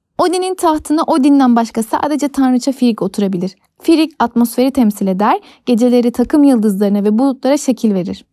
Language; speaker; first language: Turkish; native; Turkish